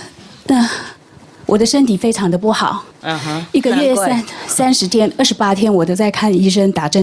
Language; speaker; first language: Chinese; native; Chinese